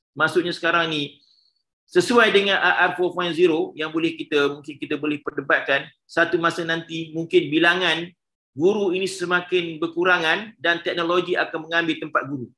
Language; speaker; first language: Malay; native; Malay